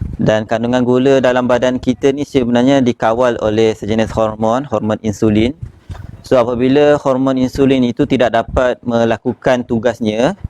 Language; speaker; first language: Malay; native; Malay